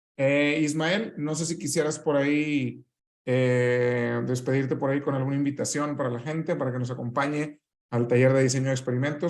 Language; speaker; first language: Spanish; native; Spanish